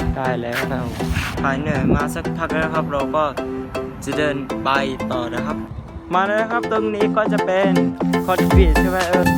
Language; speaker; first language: Thai; non-native, local second language; Malay